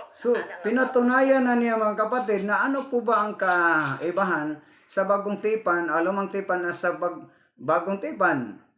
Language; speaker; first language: Filipino; non-native, local second language; Cebuano